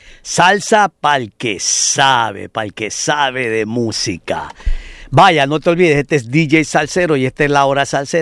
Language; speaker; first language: Spanish; native; Spanish